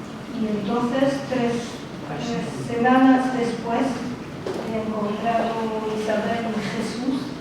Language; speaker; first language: Spanish; non-native, learner; French